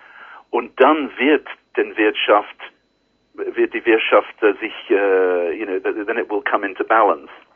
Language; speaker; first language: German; non-native, learner; English